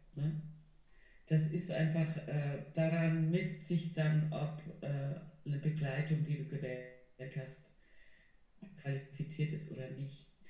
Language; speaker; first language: German; non-native, fluent; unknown